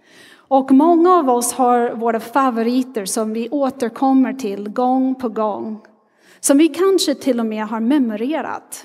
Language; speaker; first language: Swedish; non-native, fluent; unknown